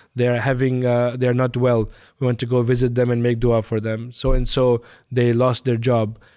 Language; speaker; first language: English; early bilingual, other home language; Hindi